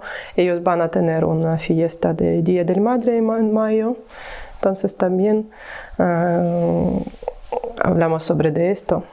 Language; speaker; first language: Spanish; non-native, learner; Ukrainian